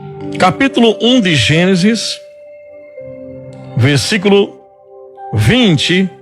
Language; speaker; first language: Portuguese; native; Portuguese